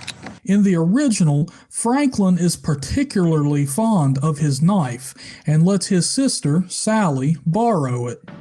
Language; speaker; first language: English; native; English